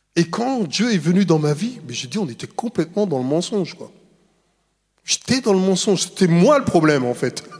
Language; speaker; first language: French; native; French